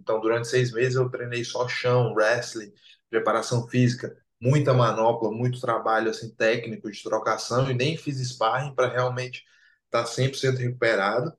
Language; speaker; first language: Portuguese; native; Portuguese